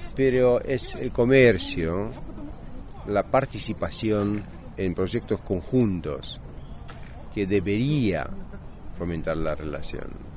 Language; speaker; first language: Spanish; native; Spanish